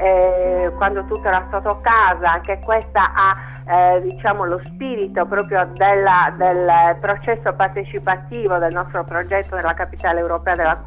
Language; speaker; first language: Italian; native; Italian